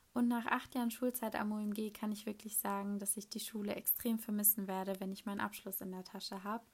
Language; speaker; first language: German; native; German